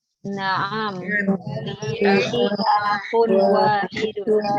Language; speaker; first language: Arabic; non-native, learner; Indonesian